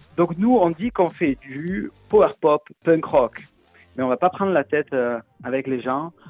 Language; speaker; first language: French; native; French